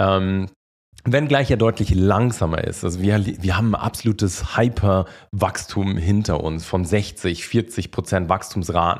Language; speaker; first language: German; native; German